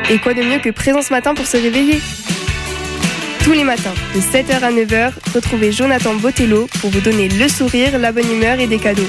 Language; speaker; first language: French; native; French